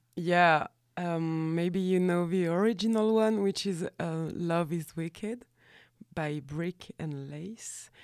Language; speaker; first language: English; non-native, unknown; French